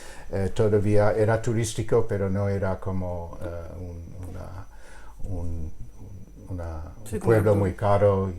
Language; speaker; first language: Spanish; non-native, fluent; English